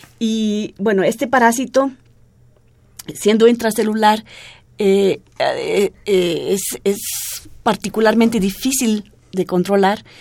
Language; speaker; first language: Spanish; non-native, fluent; German